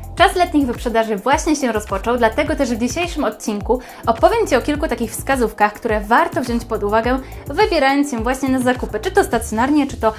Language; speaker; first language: Polish; native; Polish